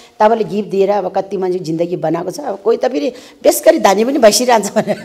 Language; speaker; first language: Nepali; non-native, local second language; Eastern Tamang